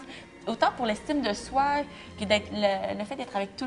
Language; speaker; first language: French; native; French